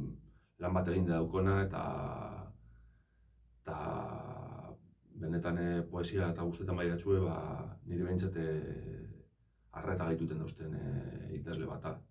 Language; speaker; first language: Basque; native; Basque